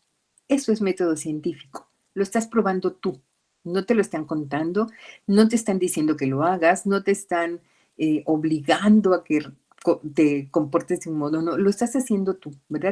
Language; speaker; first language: Spanish; native; Spanish